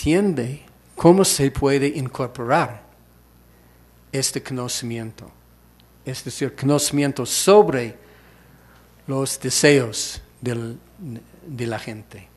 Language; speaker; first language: Spanish; non-native, fluent; English